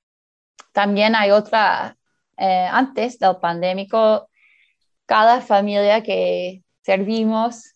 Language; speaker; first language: Spanish; early bilingual, heritage; Spanish